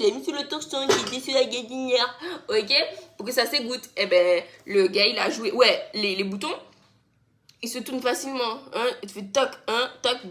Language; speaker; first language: French; native; French